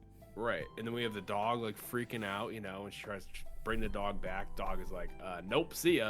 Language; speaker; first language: English; native; English